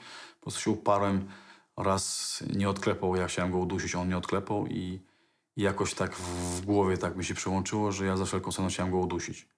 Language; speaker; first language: Polish; non-native, fluent; Chechen